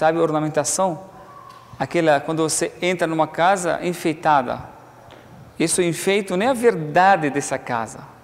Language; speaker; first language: Portuguese; non-native, learner; Arabic